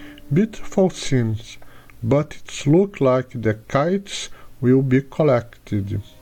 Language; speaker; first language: English; non-native, fluent; Portuguese